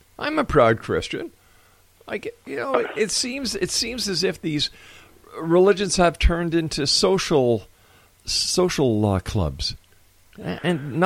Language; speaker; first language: English; native; English